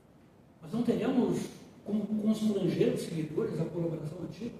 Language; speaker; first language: Portuguese; native; Portuguese